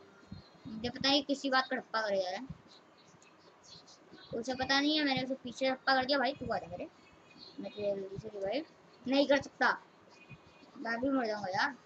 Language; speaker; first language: Hindi; native; Hindi